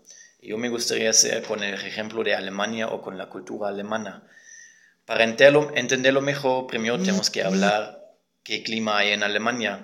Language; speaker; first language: Spanish; non-native, fluent; German